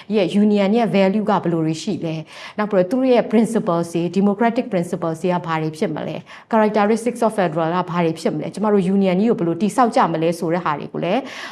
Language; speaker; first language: Burmese; non-native, local second language; Tedim Chin